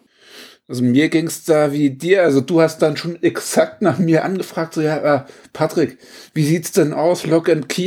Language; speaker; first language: German; native; German